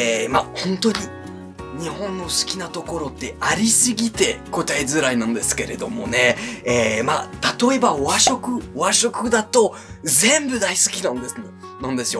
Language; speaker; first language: Japanese; non-native, fluent; French